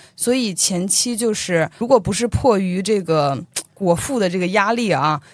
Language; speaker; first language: Chinese; native; Chinese